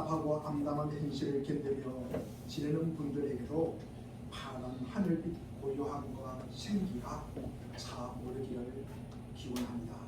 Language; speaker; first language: Korean; native; Korean